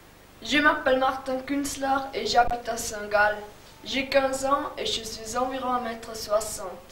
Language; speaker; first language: French; non-native, learner; German